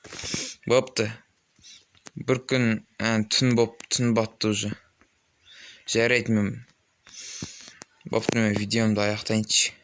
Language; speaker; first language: Kazakh; native; Kazakh